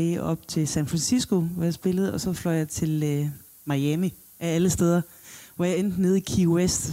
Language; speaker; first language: Danish; native; Danish